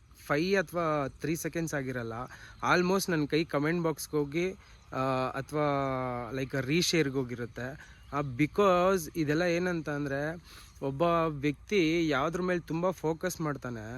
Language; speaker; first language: Kannada; native; Kannada